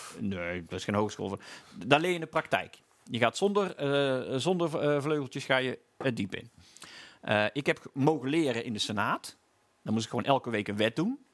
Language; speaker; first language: Dutch; native; Dutch